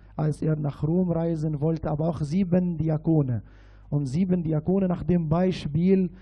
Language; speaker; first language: German; non-native, fluent; Arabic